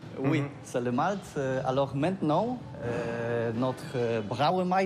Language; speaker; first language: French; non-native, learner; Polish